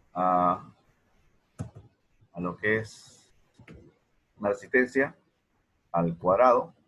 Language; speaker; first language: Spanish; native; Spanish